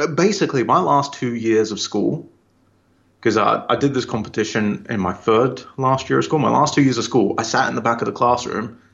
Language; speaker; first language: English; native; English